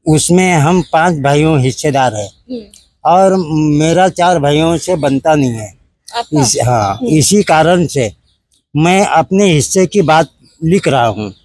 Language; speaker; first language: Hindi; non-native, local second language; Marathi